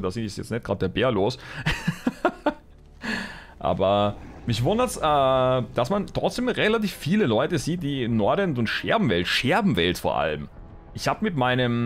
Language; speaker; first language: German; native; German